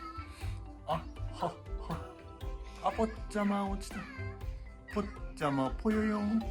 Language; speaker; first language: Japanese; native; Japanese